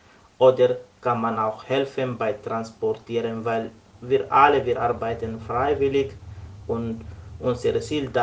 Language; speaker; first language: German; non-native, learner; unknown